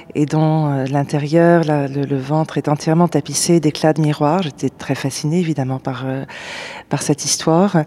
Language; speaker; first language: French; native; French